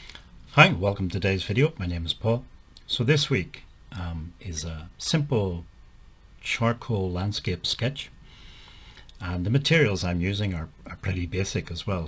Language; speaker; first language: English; native; English